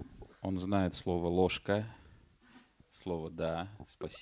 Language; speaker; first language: Russian; native; Russian